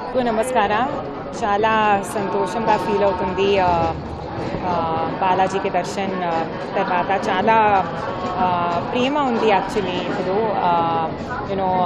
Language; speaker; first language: Telugu; non-native, learner; Hindi